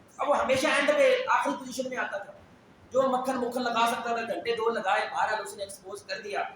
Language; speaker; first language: Urdu; non-native, local second language; Punjabi